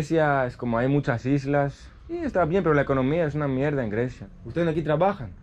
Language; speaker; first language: Spanish; non-native, learner; Greek